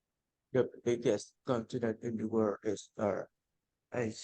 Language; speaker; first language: English; non-native, learner; Vietnamese